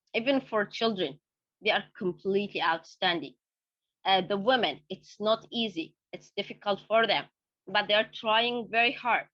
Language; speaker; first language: English; non-native, fluent; Arabic